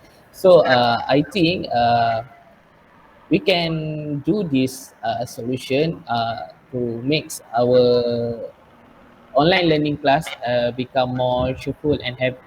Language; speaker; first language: English; non-native, learner; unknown